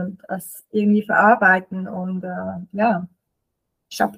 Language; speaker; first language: German; native; German